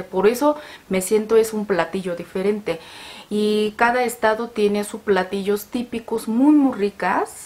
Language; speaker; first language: Spanish; non-native, learner; Korean